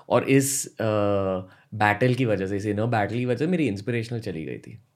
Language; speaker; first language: Hindi; native; Hindi